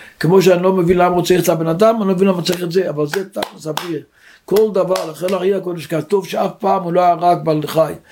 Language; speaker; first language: Hebrew; non-native, local second language; Yiddish